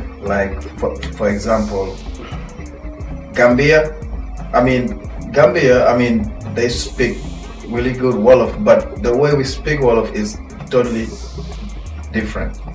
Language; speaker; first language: English; non-native, fluent; Wolof